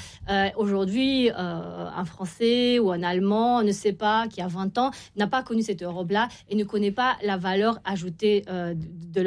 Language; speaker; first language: French; non-native, fluent; Romanian